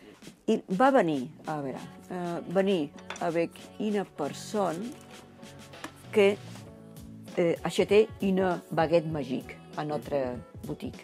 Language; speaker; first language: French; non-native, learner; Catalan